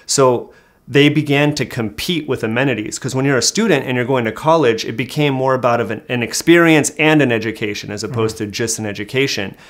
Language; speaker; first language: English; native; English